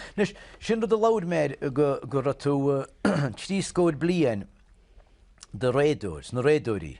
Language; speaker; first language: Irish; native; Irish